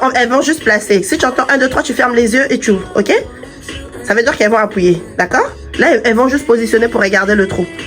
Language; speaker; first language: French; native; French